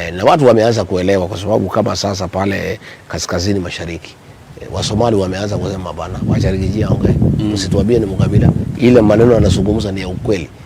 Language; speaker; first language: Swahili; non-native, local second language; Kikuyu